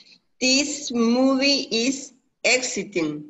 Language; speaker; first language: English; non-native, learner; Spanish